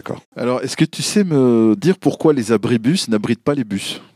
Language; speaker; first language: French; native; French